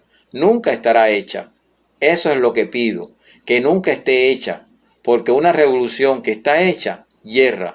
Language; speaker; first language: Spanish; native; Spanish